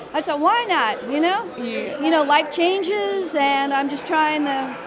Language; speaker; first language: English; native; English